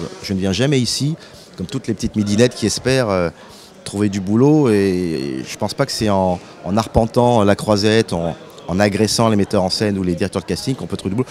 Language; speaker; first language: French; native; French